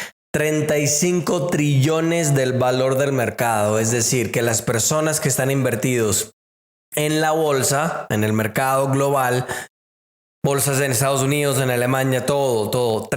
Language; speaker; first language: Spanish; native; Spanish